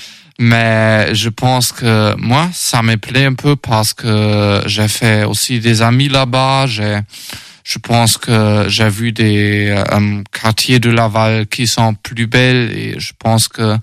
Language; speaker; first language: French; non-native, learner; German